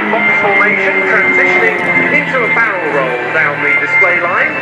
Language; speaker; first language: English; native; English